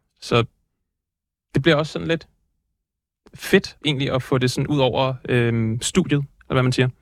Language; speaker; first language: Danish; native; Danish